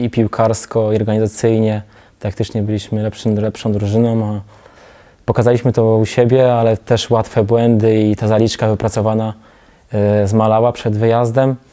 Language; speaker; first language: Polish; native; Polish